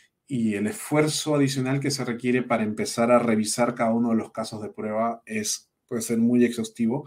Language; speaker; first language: Spanish; native; Spanish